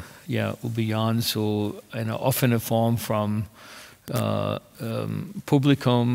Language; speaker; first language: German; non-native, fluent; English